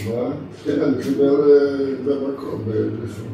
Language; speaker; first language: Hebrew; non-native, learner; Telugu